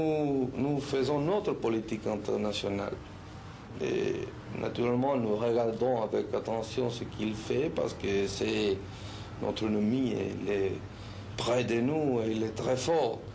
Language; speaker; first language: French; non-native, fluent; Spanish